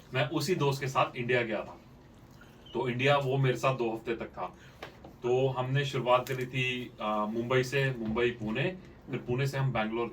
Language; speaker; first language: Hindi; native; Hindi